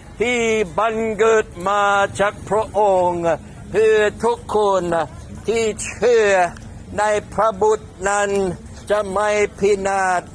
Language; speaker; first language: Thai; non-native, fluent; English